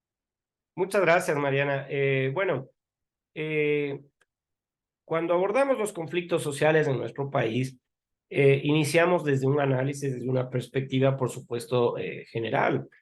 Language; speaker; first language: Spanish; native; Spanish